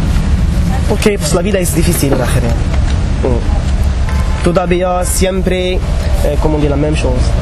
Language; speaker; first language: Spanish; non-native, learner; Arabic